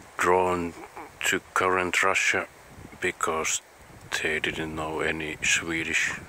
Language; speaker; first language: English; non-native, fluent; Finnish